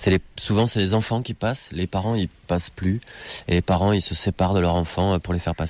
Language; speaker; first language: French; native; French